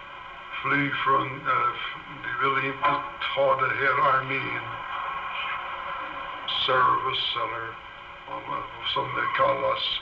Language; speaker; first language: Swedish; early bilingual, heritage; Swedish